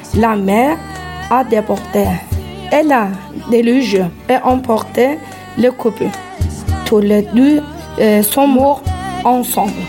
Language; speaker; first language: French; non-native, fluent; Turkish